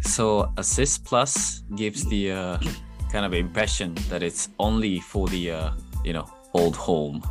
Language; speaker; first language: English; non-native, fluent; Japanese